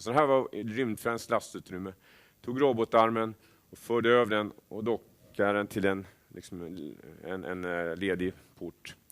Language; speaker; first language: Swedish; native; Swedish